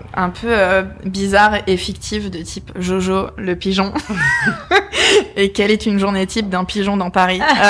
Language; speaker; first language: French; native; French